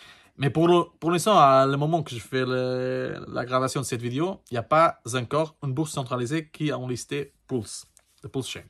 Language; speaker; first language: French; non-native, learner; Portuguese